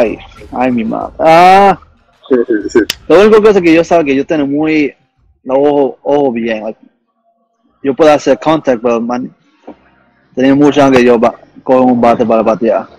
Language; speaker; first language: Spanish; early bilingual, heritage; English